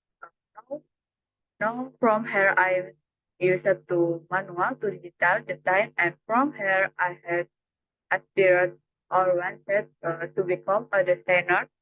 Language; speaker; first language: English; non-native, learner; Indonesian